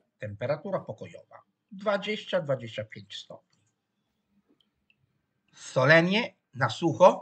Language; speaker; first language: Polish; non-native, fluent; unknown